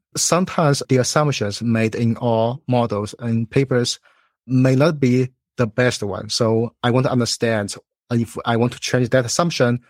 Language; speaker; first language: English; non-native, fluent; Chinese